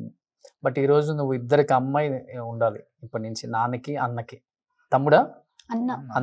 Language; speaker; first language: Telugu; native; Telugu